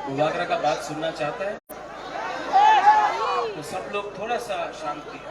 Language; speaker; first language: Hindi; non-native, local second language; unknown